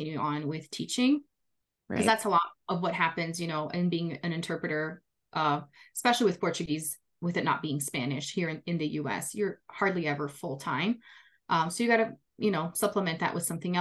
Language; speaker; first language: English; non-native, fluent; Portuguese